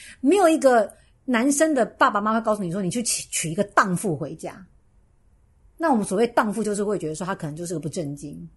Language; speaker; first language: Chinese; native; Chinese